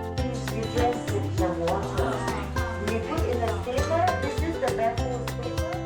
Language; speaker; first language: English; non-native, learner; Thai